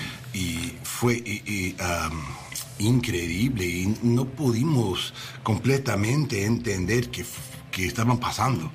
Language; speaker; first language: Spanish; non-native, learner; English